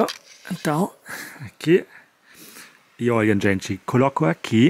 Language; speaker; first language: Portuguese; non-native, fluent; German